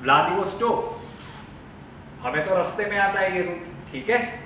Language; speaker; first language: Hindi; non-native, local second language; Gujarati